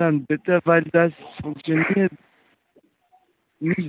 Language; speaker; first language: German; non-native, learner; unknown